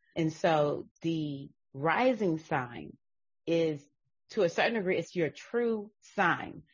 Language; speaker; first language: English; native; English